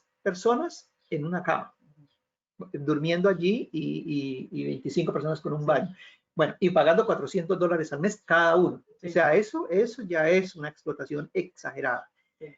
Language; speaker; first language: Spanish; native; Spanish